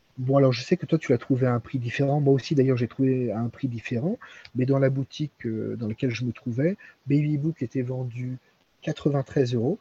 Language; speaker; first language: French; native; French